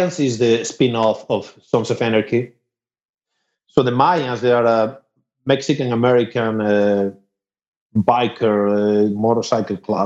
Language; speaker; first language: English; non-native, fluent; Spanish